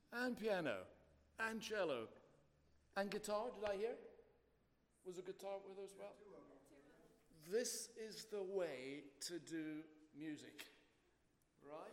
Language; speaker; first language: English; native; English